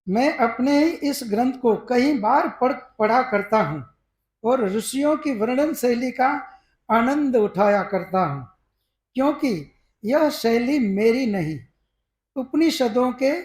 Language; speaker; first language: Hindi; non-native, local second language; Gujarati